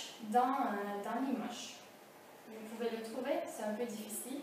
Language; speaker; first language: French; non-native, fluent; Turkish